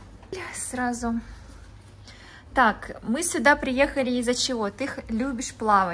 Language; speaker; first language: Russian; native; Russian